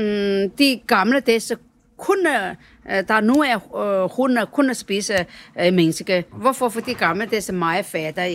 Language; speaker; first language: Danish; non-native, learner; Chinese